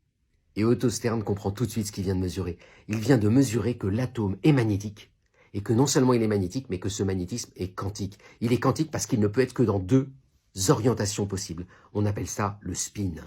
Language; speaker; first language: French; native; French